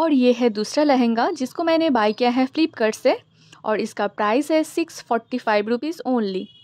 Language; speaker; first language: Hindi; non-native, local second language; Bangla